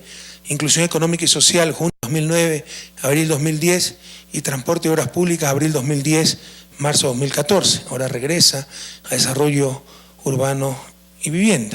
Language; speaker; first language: Spanish; native; Spanish